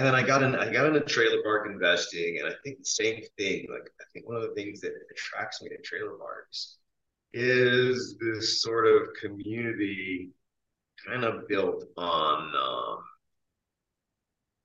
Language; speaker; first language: English; native; English